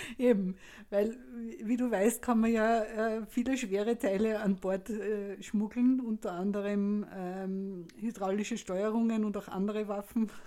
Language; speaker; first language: German; native; German